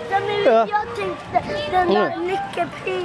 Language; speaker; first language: Swedish; early bilingual, other home language; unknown